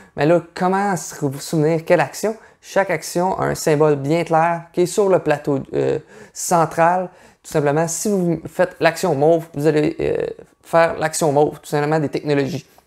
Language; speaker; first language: French; native; French